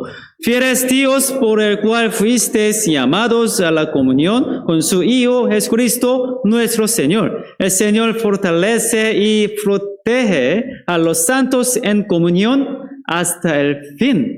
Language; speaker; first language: Spanish; non-native, fluent; Korean